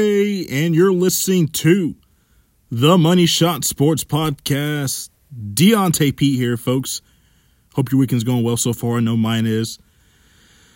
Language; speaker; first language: English; native; English